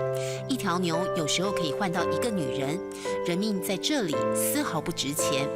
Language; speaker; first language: Chinese; native; Chinese